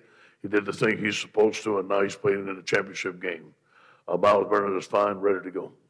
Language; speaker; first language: English; native; English